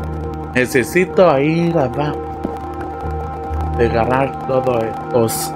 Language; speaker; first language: Spanish; non-native, learner; English